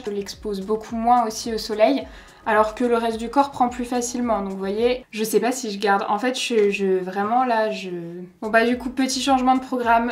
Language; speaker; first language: French; native; French